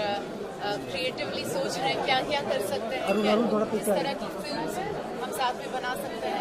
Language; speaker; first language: Hindi; non-native, local second language; French